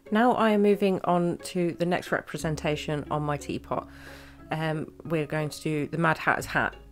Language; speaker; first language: English; native; English